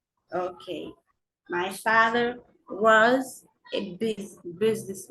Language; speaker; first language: English; non-native, learner; Haitian Creole